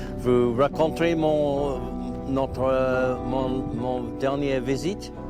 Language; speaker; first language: French; non-native, learner; English